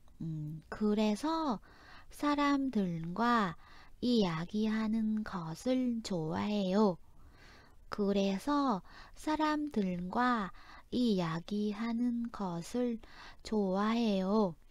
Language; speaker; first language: Korean; non-native, fluent; Vietnamese